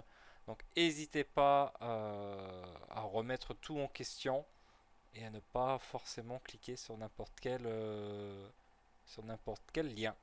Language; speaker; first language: French; native; French